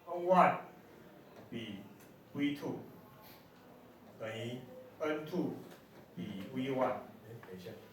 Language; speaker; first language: Chinese; native; Chinese